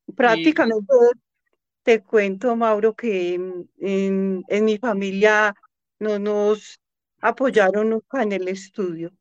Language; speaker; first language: Spanish; native; Spanish